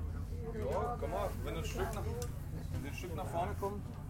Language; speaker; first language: German; native; German